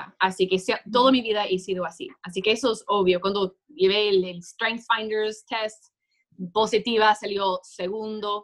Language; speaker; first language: Spanish; non-native, fluent; English